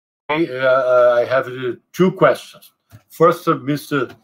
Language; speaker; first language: English; non-native, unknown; Portuguese